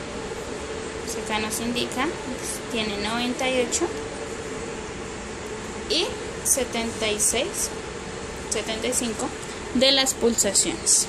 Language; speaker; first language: Spanish; native; Spanish